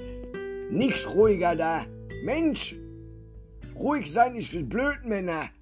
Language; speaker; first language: German; native; German